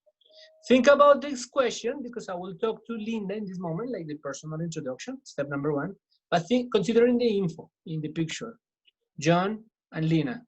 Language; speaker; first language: English; non-native, fluent; Spanish